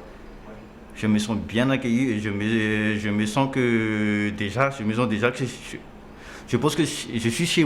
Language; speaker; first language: French; non-native, local second language; Malagasy